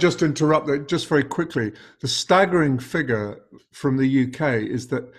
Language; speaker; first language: English; native; English